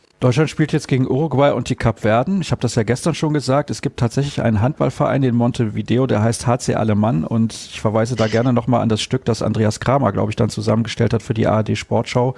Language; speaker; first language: German; native; German